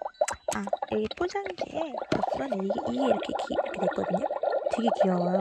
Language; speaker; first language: Korean; native; Korean